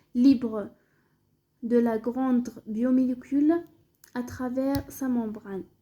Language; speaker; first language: French; non-native, local second language; Arabic